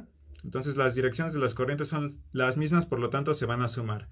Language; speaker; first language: Spanish; native; Spanish